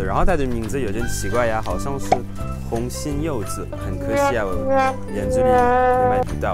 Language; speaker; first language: Chinese; non-native, fluent; French